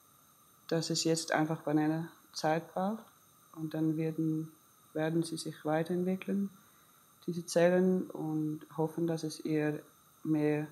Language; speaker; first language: German; non-native, fluent; Danish